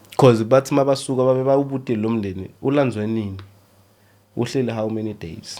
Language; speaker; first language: Zulu; early bilingual, other home language; Swati